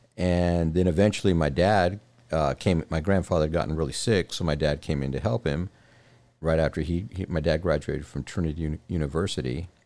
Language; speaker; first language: English; native; English